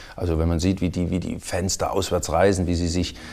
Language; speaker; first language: German; native; German